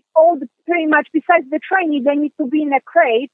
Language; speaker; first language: English; non-native, fluent; Polish